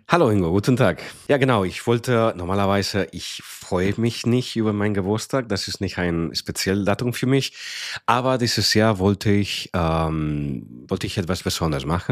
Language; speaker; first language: German; non-native, fluent; Spanish